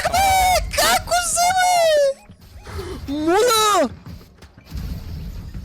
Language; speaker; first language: Bulgarian; native; Bulgarian